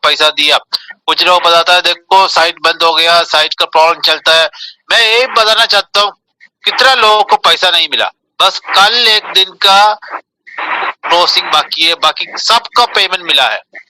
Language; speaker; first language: Hindi; non-native, local second language; Malayalam